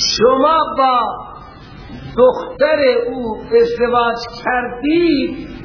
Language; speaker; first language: Persian; non-native, local second language; Baluchi